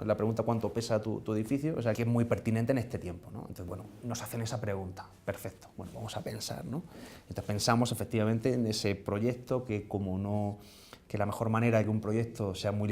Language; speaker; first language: Spanish; native; Spanish